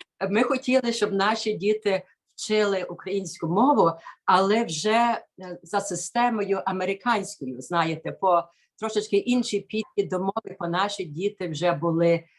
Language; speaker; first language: Ukrainian; early bilingual, heritage; Ukrainian